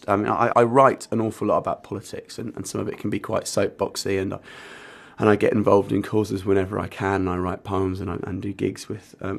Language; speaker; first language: English; native; English